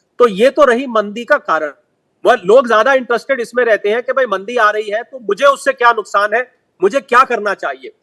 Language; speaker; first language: Hindi; native; Hindi